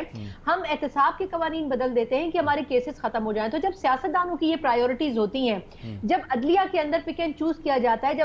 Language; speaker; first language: Urdu; native; Urdu